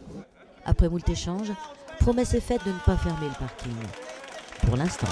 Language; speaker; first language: French; native; French